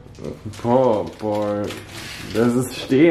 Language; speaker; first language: Albanian; early bilingual, heritage; Albanian